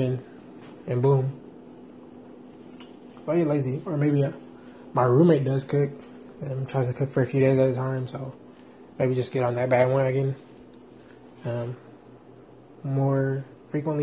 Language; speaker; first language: English; native; English